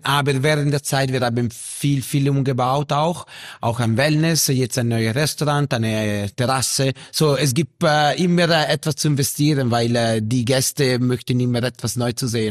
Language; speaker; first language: German; non-native, local second language; Italian